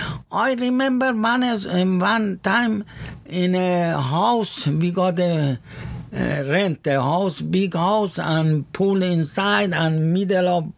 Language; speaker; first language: English; non-native, learner; Persian